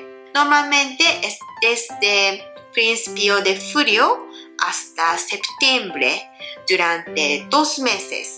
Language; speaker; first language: Spanish; non-native, learner; Japanese